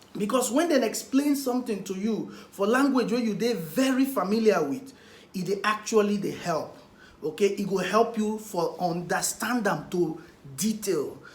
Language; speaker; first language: Nigerian Pidgin; non-native, local second language; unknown